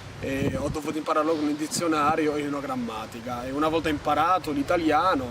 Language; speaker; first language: Italian; non-native, fluent; Spanish